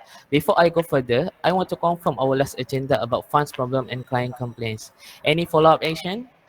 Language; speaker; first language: English; non-native, learner; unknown